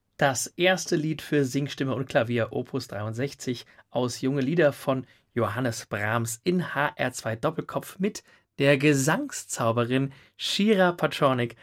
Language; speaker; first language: German; native; German